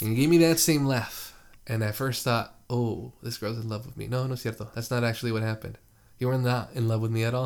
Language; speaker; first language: English; early bilingual, other home language; Spanish